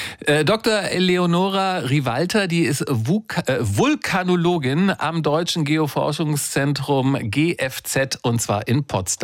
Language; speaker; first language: German; native; German